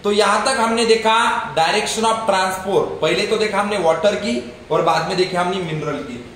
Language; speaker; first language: Hindi; non-native, local second language; Marathi